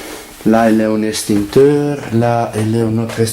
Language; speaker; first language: French; non-native, learner; Italian